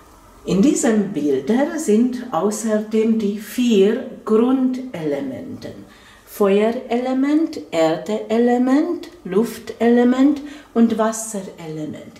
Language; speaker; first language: German; non-native, fluent; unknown